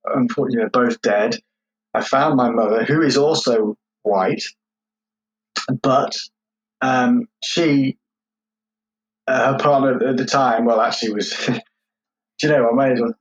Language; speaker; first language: English; native; English